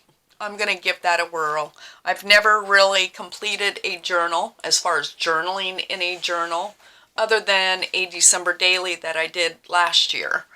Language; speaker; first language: English; native; English